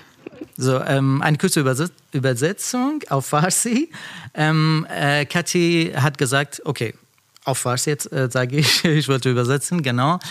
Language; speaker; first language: German; non-native, learner; Persian